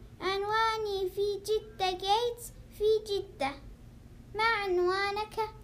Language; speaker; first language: Arabic; non-native, learner; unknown